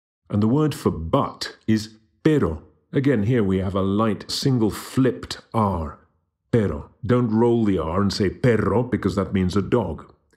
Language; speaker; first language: English; native; English